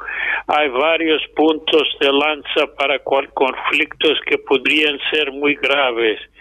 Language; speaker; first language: Spanish; non-native, fluent; English